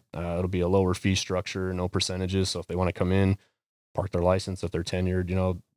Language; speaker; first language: English; native; English